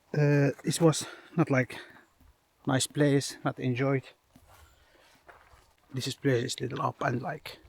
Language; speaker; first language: English; non-native, learner; Finnish